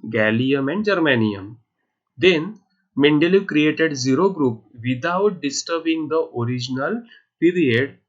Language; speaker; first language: English; non-native, local second language; Marathi